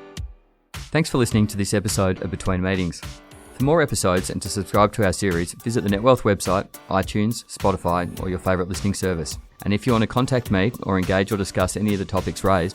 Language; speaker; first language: English; native; English